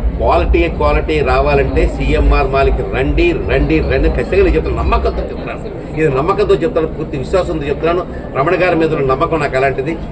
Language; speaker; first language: Telugu; native; Telugu